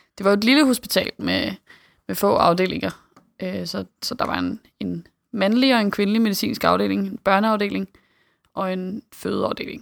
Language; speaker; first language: Danish; native; Danish